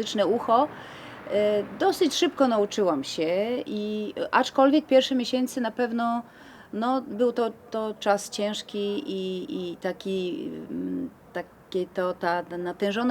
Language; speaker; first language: Polish; non-native, fluent; Bulgarian